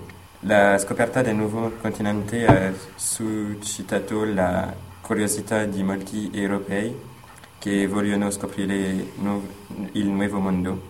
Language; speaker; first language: Italian; non-native, learner; French